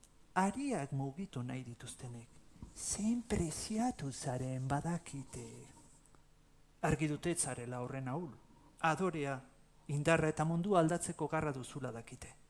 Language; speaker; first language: Basque; native; Basque